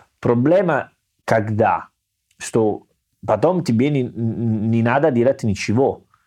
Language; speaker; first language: Russian; non-native, learner; Italian